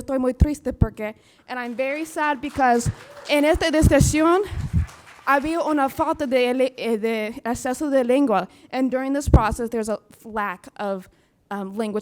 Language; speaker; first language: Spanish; non-native, learner; English